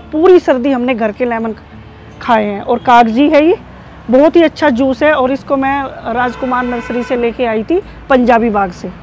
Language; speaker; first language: Hindi; native; Hindi